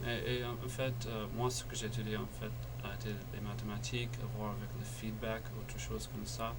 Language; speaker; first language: French; non-native, fluent; English